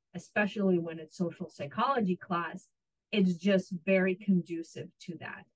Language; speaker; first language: English; non-native, fluent; Russian